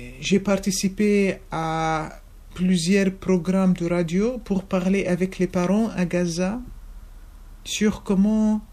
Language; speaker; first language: French; non-native, fluent; Arabic